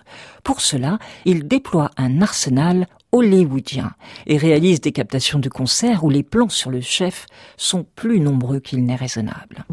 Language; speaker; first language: French; native; French